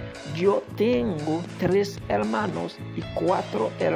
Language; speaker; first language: Spanish; non-native, fluent; Haitian Creole